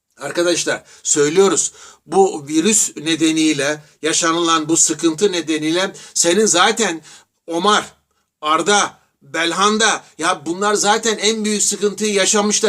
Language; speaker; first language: Turkish; native; Turkish